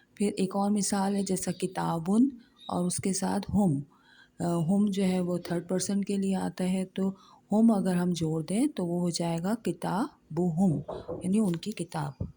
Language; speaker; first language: Urdu; native; Urdu